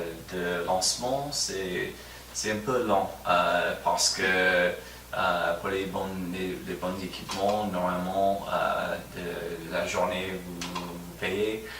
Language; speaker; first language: French; non-native, fluent; English